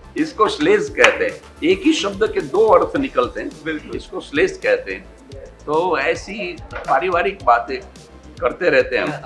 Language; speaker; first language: Hindi; non-native, local second language; Gujarati